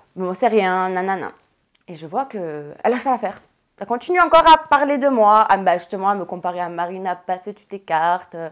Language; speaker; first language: French; native; French